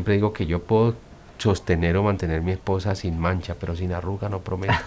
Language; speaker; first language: Spanish; native; Spanish